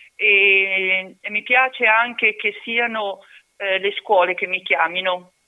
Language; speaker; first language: Italian; native; Italian